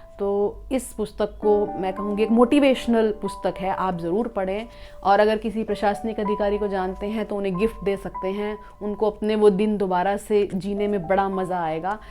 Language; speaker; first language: Hindi; non-native, local second language; Punjabi